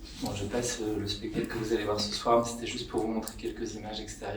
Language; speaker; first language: French; native; French